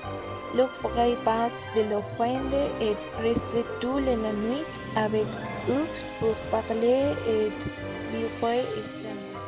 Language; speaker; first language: French; non-native, learner; Spanish